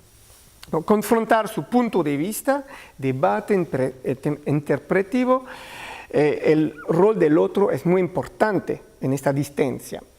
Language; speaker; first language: Spanish; non-native, learner; French